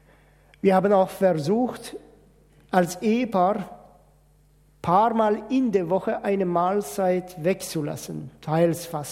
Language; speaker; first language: German; non-native, fluent; Persian